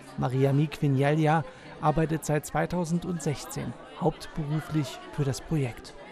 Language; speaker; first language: German; native; German